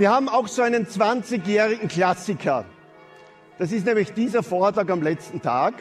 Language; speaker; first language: German; native; German